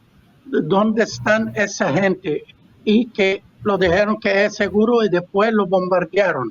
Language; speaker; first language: Spanish; non-native, fluent; Arabic